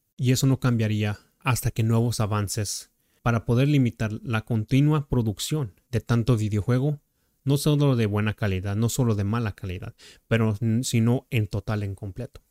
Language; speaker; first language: Spanish; early bilingual, heritage; Spanish